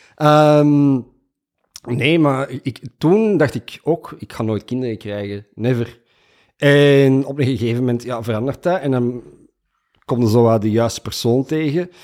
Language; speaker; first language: Dutch; native; Dutch